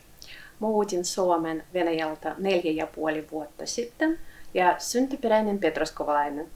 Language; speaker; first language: Finnish; non-native, fluent; Russian